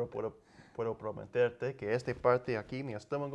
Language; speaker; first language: Spanish; non-native, learner; English